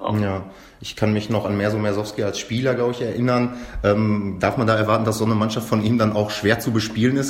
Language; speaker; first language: German; native; German